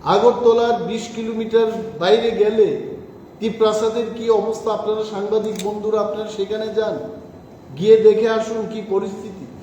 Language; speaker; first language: Bangla; non-native, local second language; Kok Borok